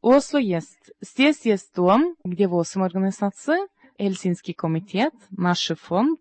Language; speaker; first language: Russian; non-native, learner; Norwegian